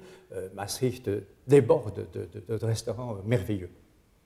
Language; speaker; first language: French; native; French